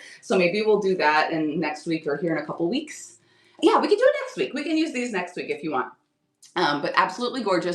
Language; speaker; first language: English; native; English